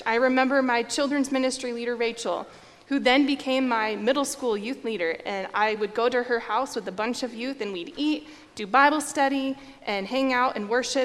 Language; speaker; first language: English; native; English